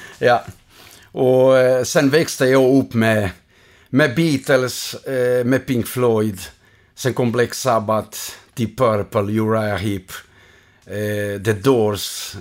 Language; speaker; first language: Swedish; non-native, fluent; Croatian